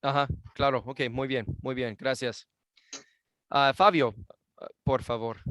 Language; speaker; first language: Spanish; non-native, fluent; English